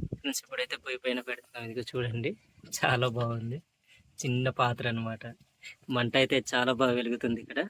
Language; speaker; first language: Telugu; non-native, local second language; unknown